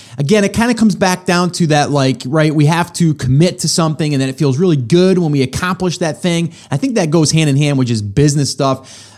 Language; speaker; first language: English; native; English